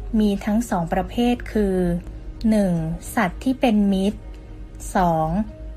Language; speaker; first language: Thai; native; Thai